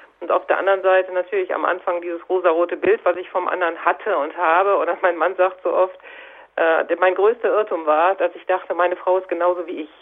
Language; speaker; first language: German; native; German